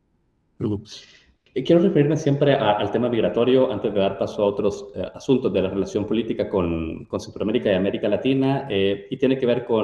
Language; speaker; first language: Spanish; native; Spanish